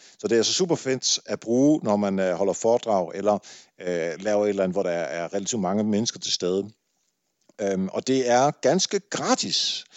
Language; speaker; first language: Danish; early bilingual, other home language; Dutch